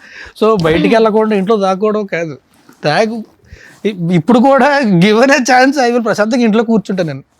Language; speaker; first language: Telugu; native; Telugu